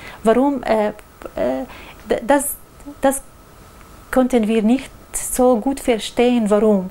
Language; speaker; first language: German; non-native, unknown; Arabic